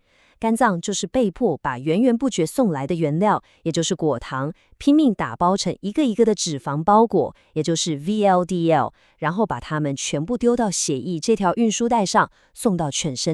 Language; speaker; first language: Chinese; native; Chinese